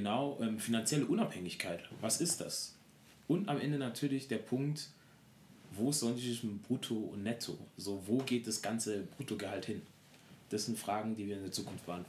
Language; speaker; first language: German; native; German